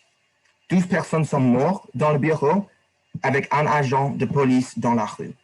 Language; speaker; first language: French; non-native, learner; English